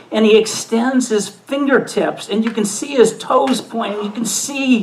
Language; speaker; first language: English; native; English